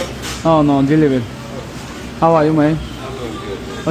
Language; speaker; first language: English; non-native, learner; Tajik